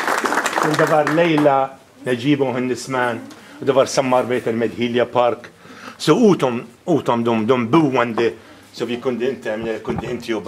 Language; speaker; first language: Swedish; non-native, fluent; Arabic